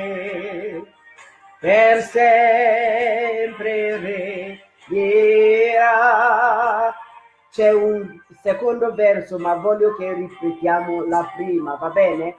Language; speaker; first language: Italian; non-native, fluent; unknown